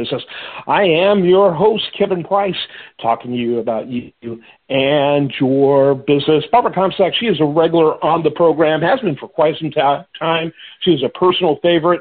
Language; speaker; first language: English; native; English